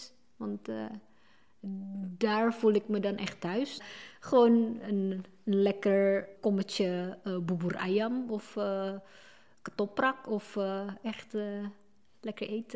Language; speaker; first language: Dutch; non-native, fluent; Indonesian